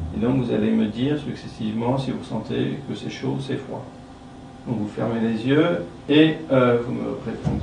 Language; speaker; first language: French; native; French